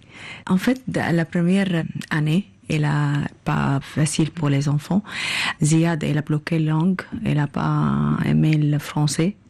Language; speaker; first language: French; non-native, learner; Arabic